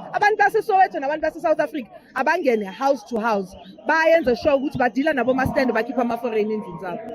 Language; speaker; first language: Zulu; native; Zulu